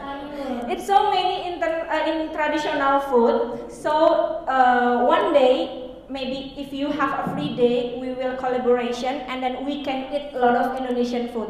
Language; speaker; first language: English; non-native, learner; Indonesian